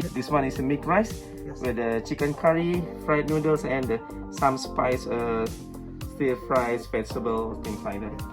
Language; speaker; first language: English; non-native, fluent; Indonesian